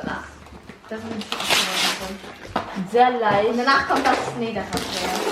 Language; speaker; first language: German; early bilingual, other home language; Filipino